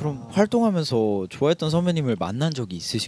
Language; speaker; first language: Korean; native; Korean